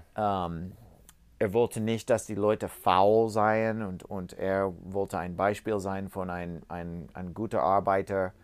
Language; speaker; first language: German; non-native, learner; English